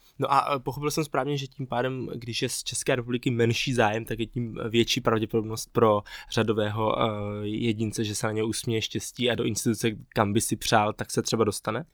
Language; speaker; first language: Czech; native; Czech